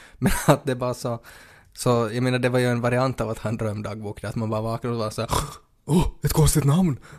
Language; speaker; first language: Swedish; native; Swedish